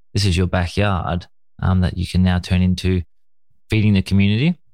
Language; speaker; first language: English; native; English